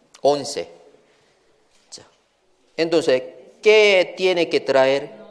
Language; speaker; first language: Spanish; non-native, learner; Korean